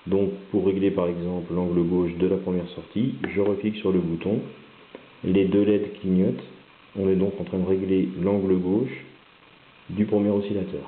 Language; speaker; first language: French; native; French